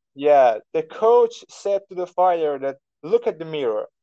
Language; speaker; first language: English; non-native, fluent; Persian